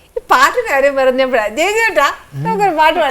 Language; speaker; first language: Malayalam; native; Malayalam